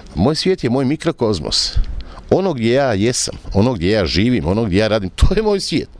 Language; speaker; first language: Croatian; native; Croatian